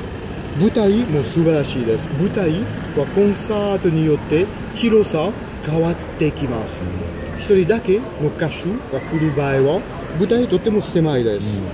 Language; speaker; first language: Japanese; non-native, fluent; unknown